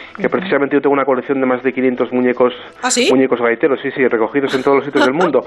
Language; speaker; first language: Spanish; non-native, local second language; Asturian